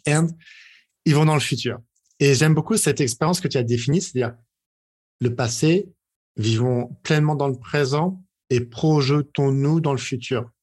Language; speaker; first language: French; native; French